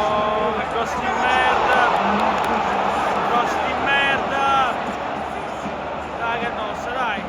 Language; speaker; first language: Italian; native; Italian